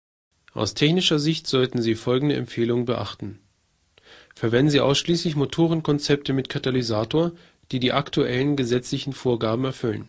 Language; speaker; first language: German; native; German